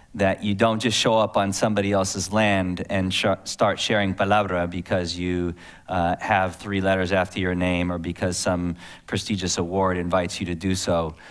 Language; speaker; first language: English; native; English